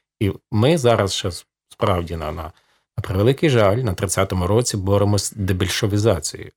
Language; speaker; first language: Ukrainian; native; Ukrainian